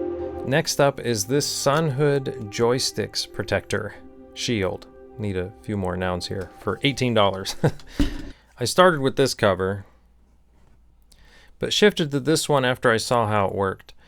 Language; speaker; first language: English; native; English